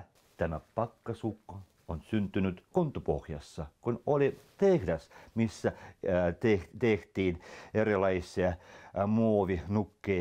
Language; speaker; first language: Finnish; non-native, local second language; Russian